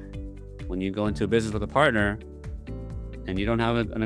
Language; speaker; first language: English; native; English